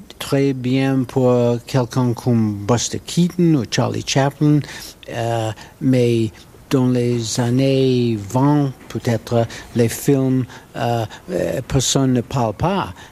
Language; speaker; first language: French; non-native, learner; English